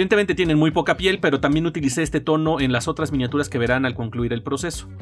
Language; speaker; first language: Spanish; native; Spanish